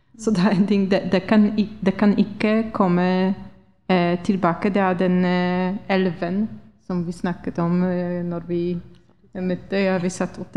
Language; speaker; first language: Norwegian; non-native, fluent; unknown